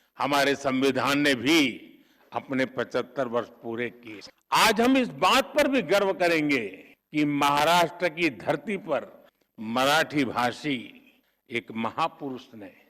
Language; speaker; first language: Hindi; non-native, local second language; Gujarati